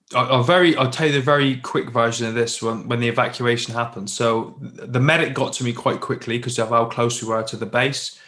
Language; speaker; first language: English; native; English